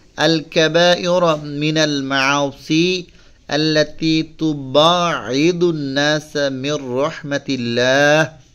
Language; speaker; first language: Arabic; non-native, fluent; Bangla